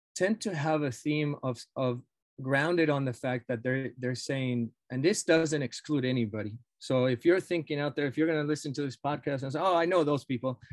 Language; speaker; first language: English; non-native, fluent; Spanish